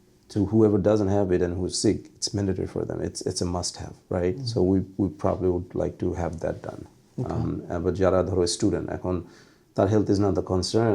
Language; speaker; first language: English; non-native, local second language; Bangla